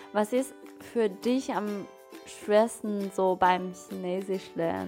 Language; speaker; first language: German; non-native, fluent; Chinese